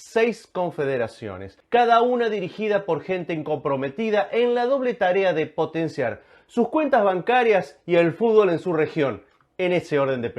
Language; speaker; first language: Spanish; native; Spanish